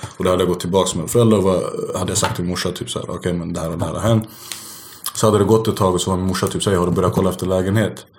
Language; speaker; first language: Swedish; early bilingual, other home language; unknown